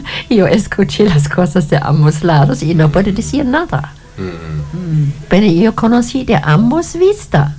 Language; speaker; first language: Spanish; non-native, fluent; German